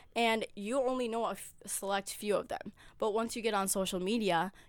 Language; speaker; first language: English; early bilingual, other home language; Amharic